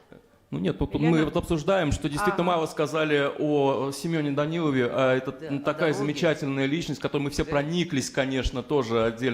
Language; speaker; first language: Russian; native; Russian